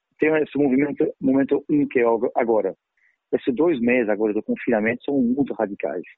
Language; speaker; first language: Portuguese; non-native, fluent; French